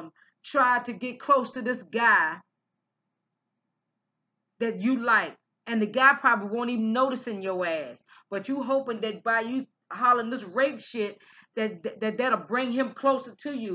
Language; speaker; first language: English; native; English